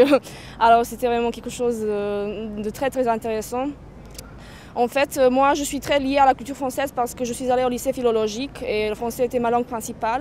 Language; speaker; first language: French; non-native, fluent; Serbian